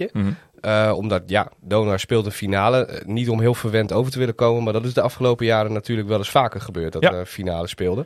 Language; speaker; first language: Dutch; native; Dutch